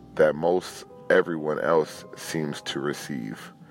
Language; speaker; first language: English; native; English